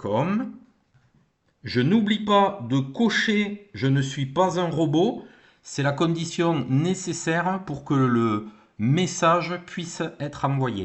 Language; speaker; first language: French; native; French